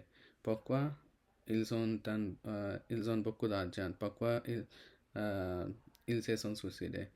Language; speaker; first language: French; non-native, learner; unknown